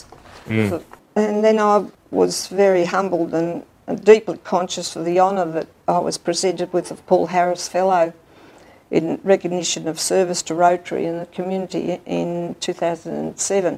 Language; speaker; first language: English; native; English